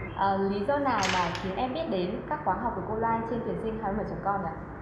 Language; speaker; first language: Vietnamese; native; Vietnamese